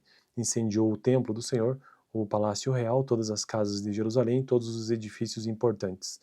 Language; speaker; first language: Portuguese; native; Portuguese